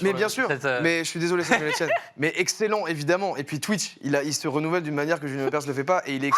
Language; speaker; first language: French; native; French